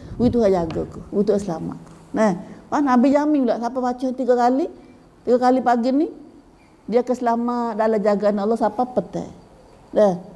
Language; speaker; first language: Malay; native; Malay